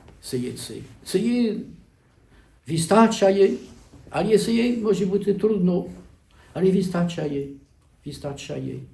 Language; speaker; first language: Polish; non-native, learner; French